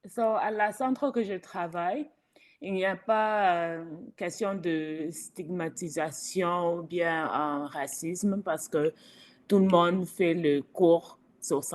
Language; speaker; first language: French; non-native, fluent; English